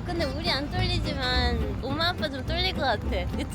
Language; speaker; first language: Korean; non-native, fluent; Dutch